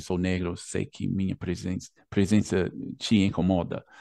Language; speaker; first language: Portuguese; non-native, fluent; English